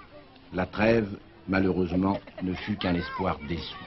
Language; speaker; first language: French; native; French